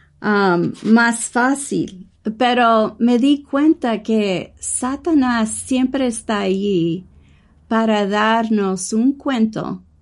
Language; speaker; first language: Spanish; non-native, learner; English